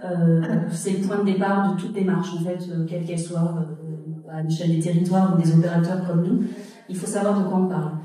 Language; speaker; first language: French; native; French